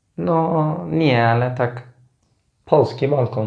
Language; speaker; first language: Polish; non-native, learner; Turkish